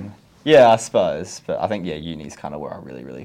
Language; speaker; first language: English; native; English